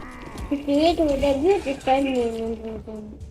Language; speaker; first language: Russian; native; Russian